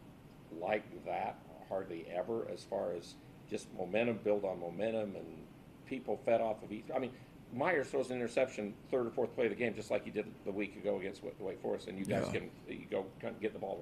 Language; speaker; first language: English; native; English